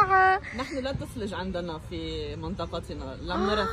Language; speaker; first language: Arabic; early bilingual, other home language; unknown